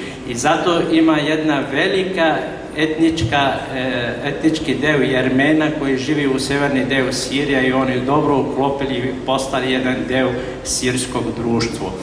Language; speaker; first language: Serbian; non-native, fluent; Arabic